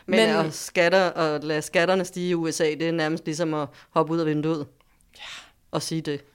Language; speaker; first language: Danish; native; Danish